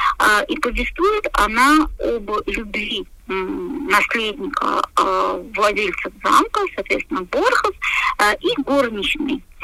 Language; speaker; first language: Russian; native; Russian